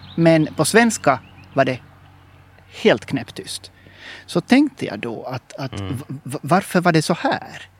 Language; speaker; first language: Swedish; native; Swedish